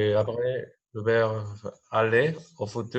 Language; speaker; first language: French; non-native, learner; Spanish